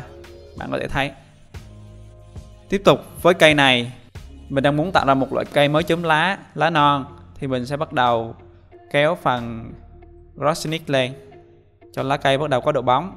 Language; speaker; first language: Vietnamese; native; Vietnamese